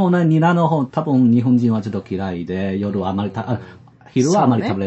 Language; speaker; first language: Japanese; non-native, fluent; Chinese